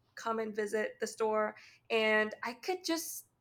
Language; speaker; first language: English; native; English